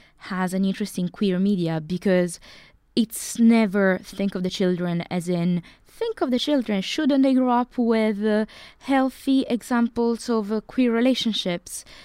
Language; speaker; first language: English; non-native, fluent; Italian